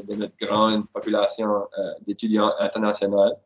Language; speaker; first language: French; native; French